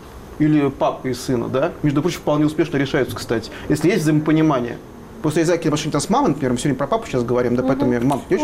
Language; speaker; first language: Russian; native; Russian